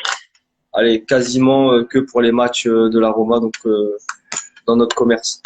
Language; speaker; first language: French; native; French